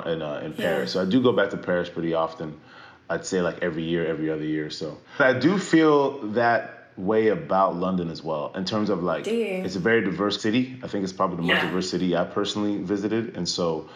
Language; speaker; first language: English; early bilingual, other home language; French